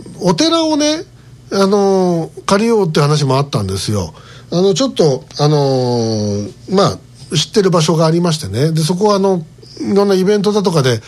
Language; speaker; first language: Japanese; native; Japanese